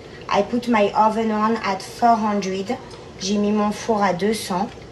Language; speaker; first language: French; native; French